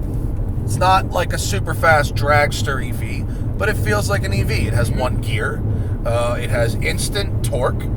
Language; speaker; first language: English; native; English